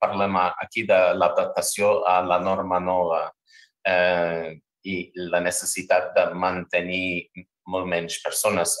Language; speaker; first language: Catalan; non-native, fluent; English